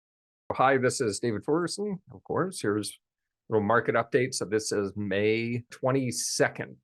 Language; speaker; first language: English; native; English